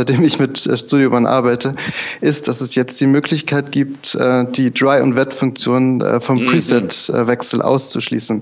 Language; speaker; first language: German; native; German